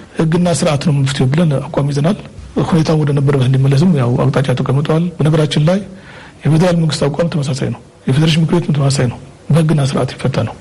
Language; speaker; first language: Amharic; non-native, local second language; Tigrinya